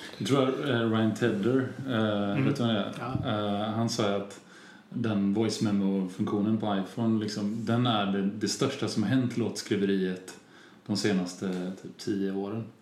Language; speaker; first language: Swedish; native; Swedish